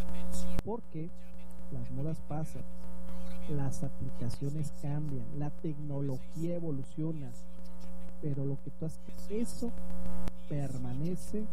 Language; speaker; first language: Spanish; native; Spanish